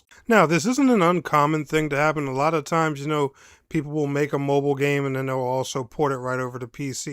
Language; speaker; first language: English; native; English